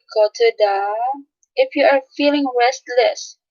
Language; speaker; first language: English; non-native, local second language; Filipino